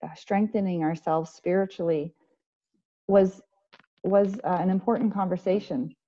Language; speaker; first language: English; native; English